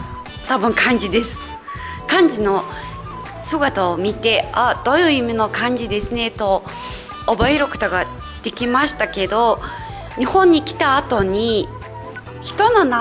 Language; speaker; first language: Japanese; non-native, fluent; Mongolian